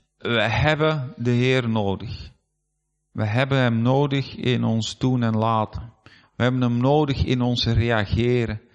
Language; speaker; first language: Dutch; native; Dutch